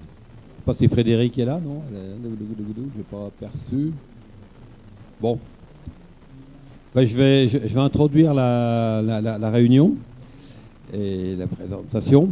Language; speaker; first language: French; native; French